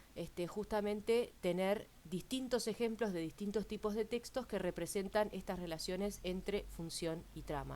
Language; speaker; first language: Spanish; native; Spanish